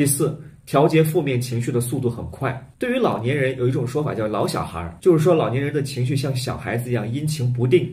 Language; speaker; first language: Chinese; native; Chinese